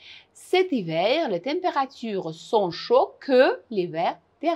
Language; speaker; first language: French; non-native, fluent; Uzbek